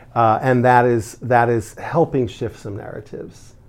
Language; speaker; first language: English; native; English